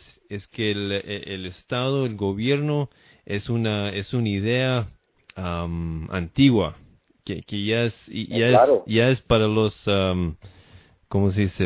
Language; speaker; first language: Spanish; non-native, fluent; English